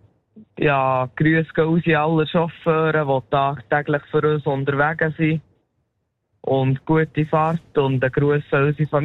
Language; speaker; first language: German; native; German